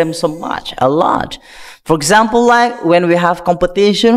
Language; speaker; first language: English; non-native, fluent; Indonesian